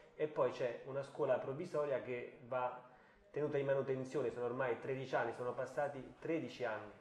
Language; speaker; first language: Italian; native; Italian